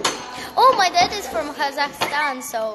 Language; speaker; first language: English; non-native, learner; Russian